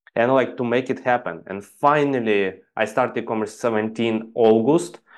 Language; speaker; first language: English; non-native, fluent; Ukrainian